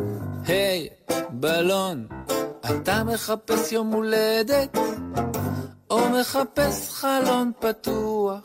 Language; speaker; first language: Hebrew; native; Hebrew